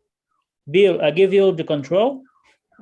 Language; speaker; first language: English; non-native, learner; Portuguese